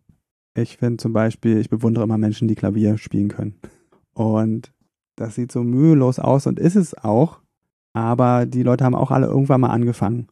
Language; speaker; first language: German; native; German